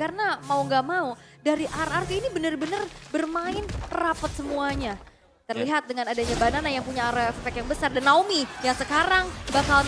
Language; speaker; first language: Indonesian; native; Indonesian